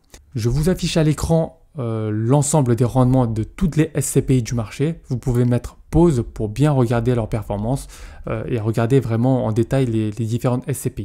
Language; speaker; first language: French; native; French